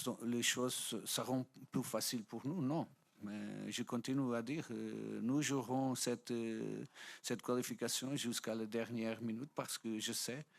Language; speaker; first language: French; non-native, fluent; Portuguese